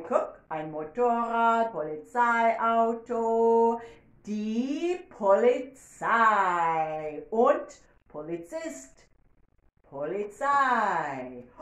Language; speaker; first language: German; non-native, learner; English